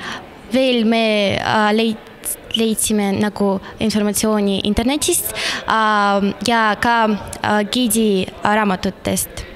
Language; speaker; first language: Estonian; non-native, local second language; Russian